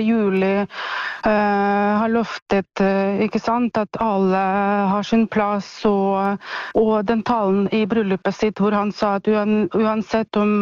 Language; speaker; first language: Norwegian; non-native, fluent; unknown